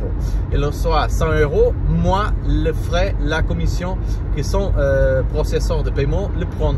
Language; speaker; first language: French; non-native, learner; Portuguese